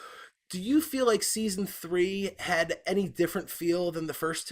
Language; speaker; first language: English; native; English